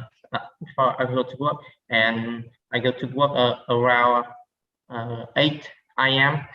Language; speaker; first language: English; non-native, learner; Vietnamese